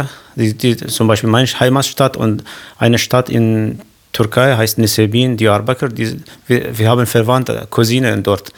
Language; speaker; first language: German; non-native, learner; Kurdish